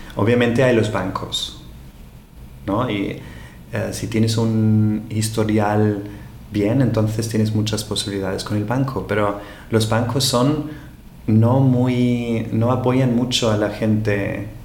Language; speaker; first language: Spanish; non-native, fluent; German